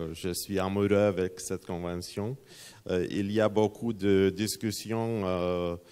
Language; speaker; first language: French; non-native, fluent; Lithuanian